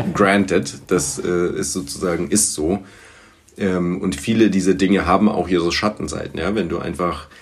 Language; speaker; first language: German; early bilingual, other home language; Bulgarian